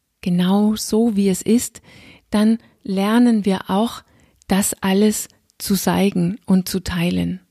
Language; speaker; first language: German; non-native, fluent; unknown